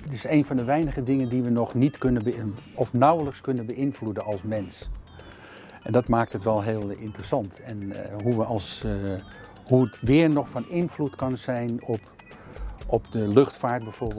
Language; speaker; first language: Dutch; native; Dutch